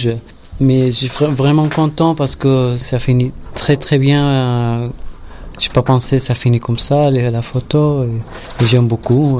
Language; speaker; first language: French; non-native, learner; Arabic